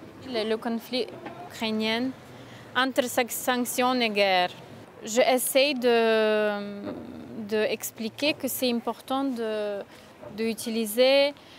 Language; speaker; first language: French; non-native, fluent; Ukrainian